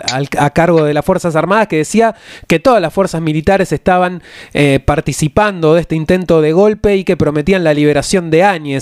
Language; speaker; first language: Spanish; native; Spanish